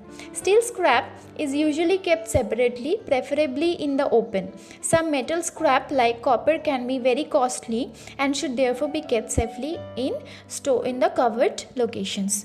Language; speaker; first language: English; non-native, local second language; Bangla